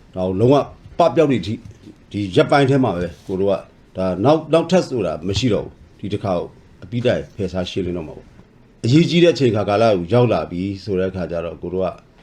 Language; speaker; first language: Burmese; non-native, local second language; S'gaw Karen